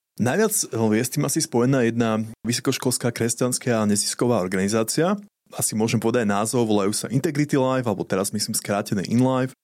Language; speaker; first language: Slovak; native; Slovak